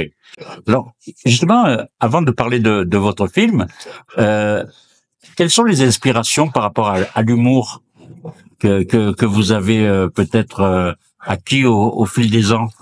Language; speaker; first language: French; native; French